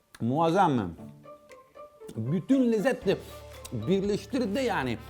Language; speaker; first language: Turkish; non-native, learner; Italian